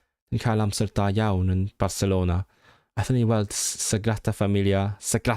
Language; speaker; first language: Welsh; non-native, learner; Cantonese